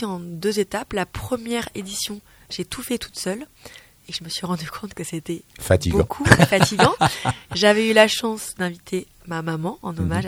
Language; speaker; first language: French; native; French